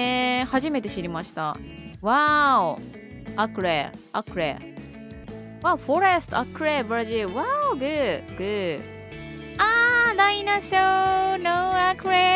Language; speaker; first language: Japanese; native; Japanese